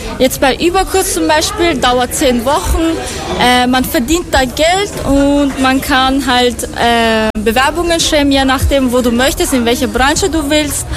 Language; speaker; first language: German; non-native, fluent; Persian